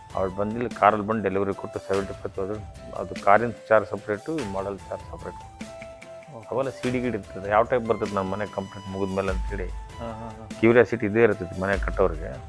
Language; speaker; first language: Kannada; native; Kannada